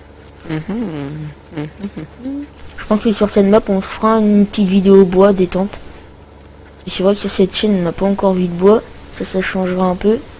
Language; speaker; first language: French; native; French